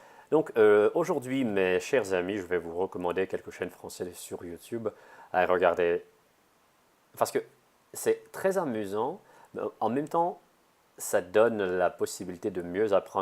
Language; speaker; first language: French; non-native, fluent; Russian